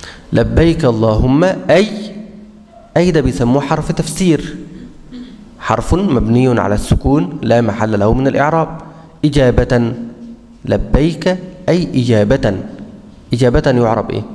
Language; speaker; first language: Arabic; native; Arabic